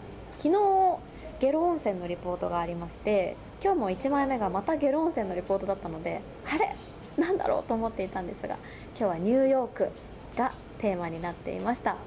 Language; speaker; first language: Japanese; native; Japanese